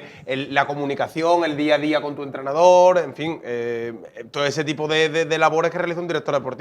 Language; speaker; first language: Spanish; native; Spanish